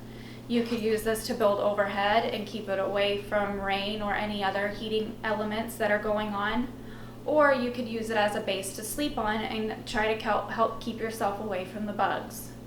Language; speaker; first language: English; native; English